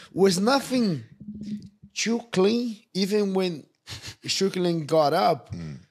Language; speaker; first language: English; non-native, fluent; Portuguese